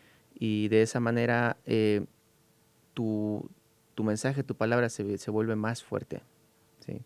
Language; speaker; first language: Spanish; native; Spanish